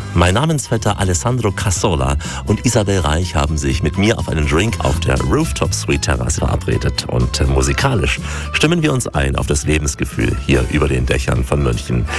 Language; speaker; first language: German; native; German